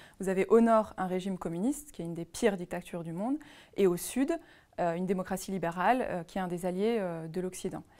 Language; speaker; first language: French; native; French